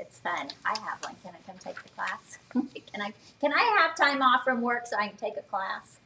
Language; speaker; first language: English; native; English